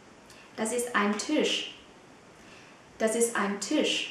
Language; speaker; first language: German; non-native, fluent; Vietnamese